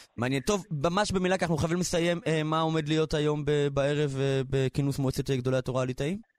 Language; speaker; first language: Hebrew; native; Hebrew